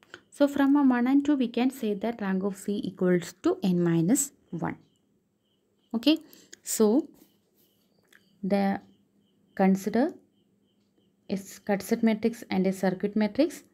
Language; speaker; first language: English; non-native, local second language; Malayalam